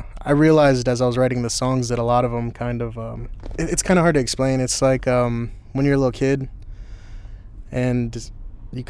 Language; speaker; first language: English; native; English